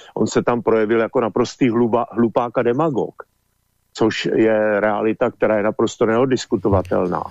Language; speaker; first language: Czech; native; Czech